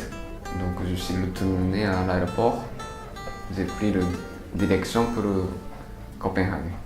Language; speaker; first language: French; non-native, learner; Japanese